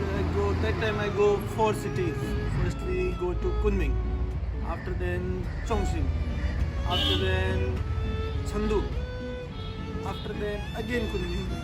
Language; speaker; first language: English; non-native, learner; Hindi